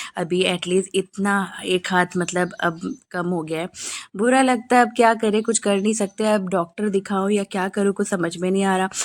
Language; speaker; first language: Hindi; non-native, local second language; Bangla